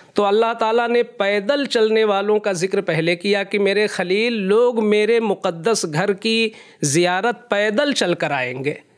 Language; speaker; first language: Hindi; native; Hindi